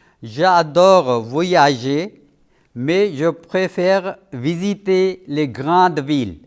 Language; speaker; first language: French; non-native, fluent; Urdu